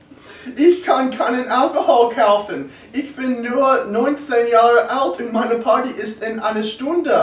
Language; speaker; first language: German; non-native, learner; English